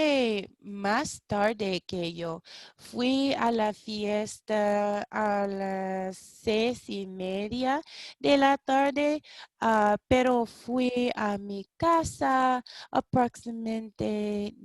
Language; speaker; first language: Spanish; non-native, learner; English